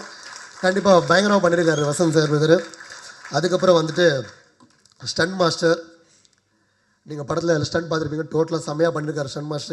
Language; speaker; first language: Tamil; native; Tamil